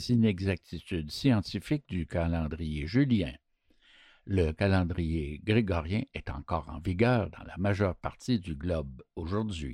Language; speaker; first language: French; native; French